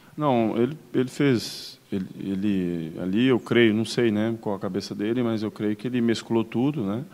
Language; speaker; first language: Portuguese; native; Portuguese